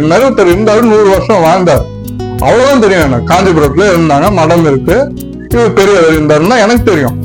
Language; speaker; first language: Tamil; native; Tamil